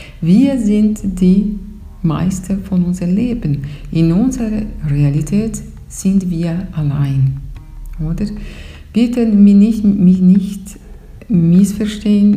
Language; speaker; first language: German; non-native, fluent; Portuguese